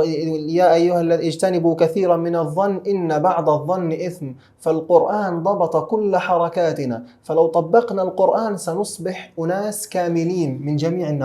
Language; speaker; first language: Arabic; native; Arabic